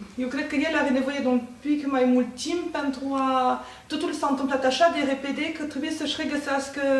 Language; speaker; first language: Romanian; non-native, fluent; French